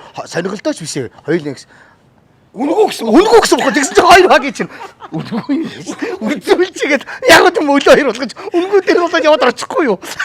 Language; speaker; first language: Mongolian; native; Mongolian